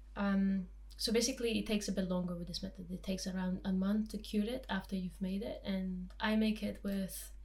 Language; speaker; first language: English; non-native, fluent; Romanian